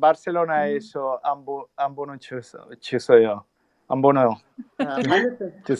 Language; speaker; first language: Korean; non-native, learner; Spanish